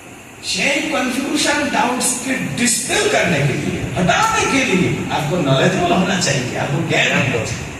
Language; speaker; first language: Hindi; non-native, local second language; Bangla